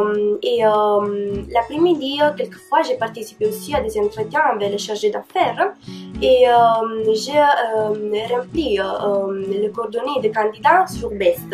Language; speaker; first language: French; non-native, learner; Italian